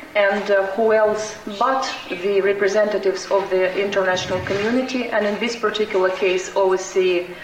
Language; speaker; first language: English; non-native, fluent; Romanian